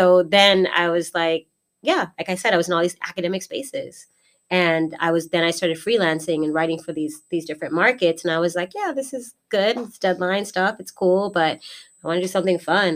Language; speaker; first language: English; native; English